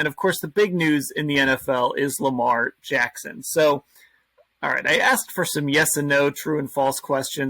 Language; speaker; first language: English; native; English